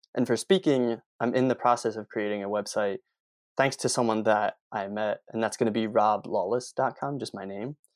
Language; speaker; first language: English; native; English